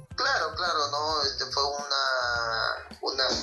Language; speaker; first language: Spanish; native; Spanish